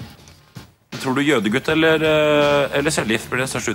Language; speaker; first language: Norwegian; native; Norwegian